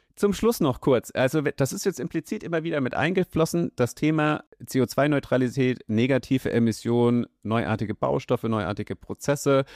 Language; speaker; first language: German; native; German